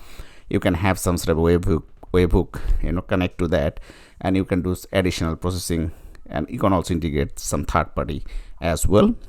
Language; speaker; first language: English; non-native, fluent; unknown